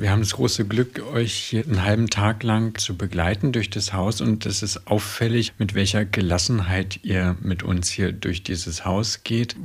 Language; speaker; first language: German; native; German